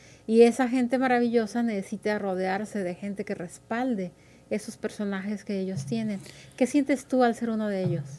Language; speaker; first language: Spanish; native; Spanish